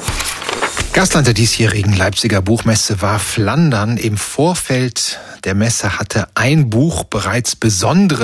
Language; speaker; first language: German; native; German